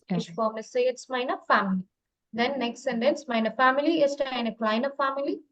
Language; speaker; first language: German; non-native, fluent; Malayalam